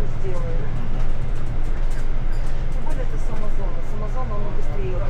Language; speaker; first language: Russian; native; Russian